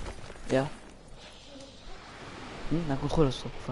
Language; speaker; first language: German; non-native, local second language; Luxembourgish